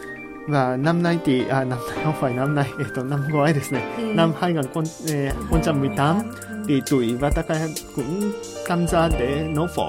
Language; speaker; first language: Vietnamese; non-native, learner; Japanese